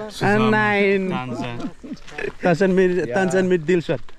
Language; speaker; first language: German; non-native, learner; Fijian